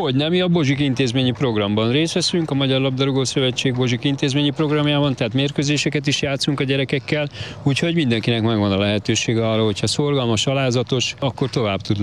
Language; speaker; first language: Hungarian; native; Hungarian